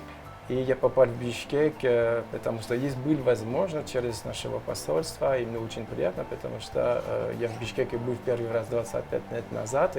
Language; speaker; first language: Russian; non-native, learner; French